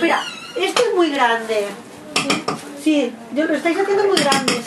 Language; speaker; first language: Spanish; native; Spanish